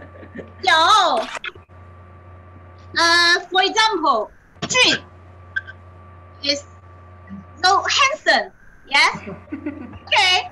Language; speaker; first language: English; non-native, fluent; Chinese